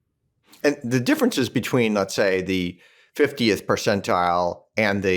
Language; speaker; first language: English; native; English